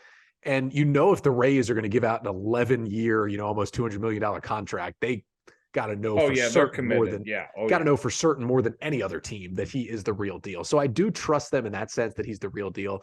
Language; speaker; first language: English; native; English